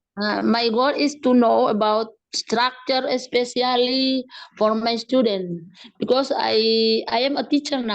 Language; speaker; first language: English; non-native, learner; Indonesian